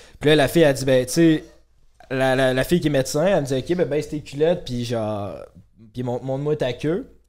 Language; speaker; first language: French; native; French